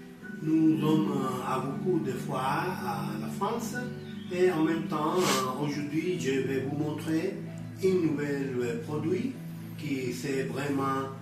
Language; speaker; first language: French; non-native, learner; Spanish